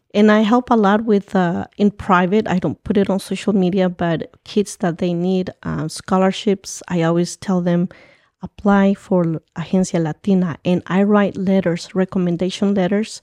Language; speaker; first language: English; early bilingual, other home language; Spanish